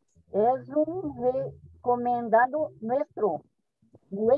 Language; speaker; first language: Spanish; non-native, learner; Portuguese